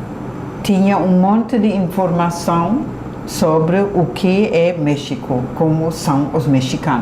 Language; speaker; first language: Portuguese; non-native, fluent; German